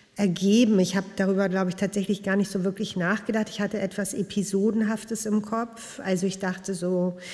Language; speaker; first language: German; native; German